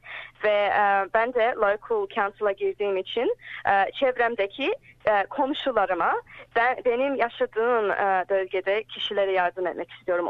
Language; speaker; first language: Turkish; early bilingual, heritage; English